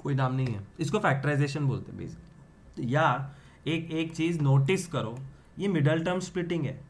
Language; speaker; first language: Hindi; non-native, local second language; Gujarati